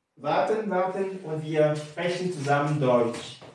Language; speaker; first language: German; non-native, fluent; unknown